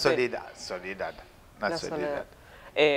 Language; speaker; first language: Spanish; non-native, learner; French